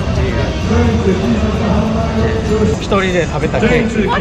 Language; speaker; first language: Japanese; native; Japanese